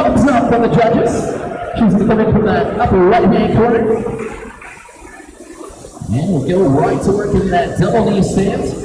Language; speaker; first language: English; native; English